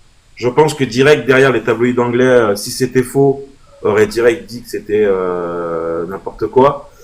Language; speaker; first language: French; native; French